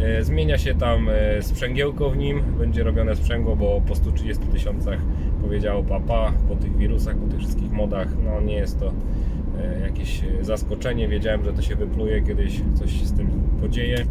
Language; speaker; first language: Polish; native; Polish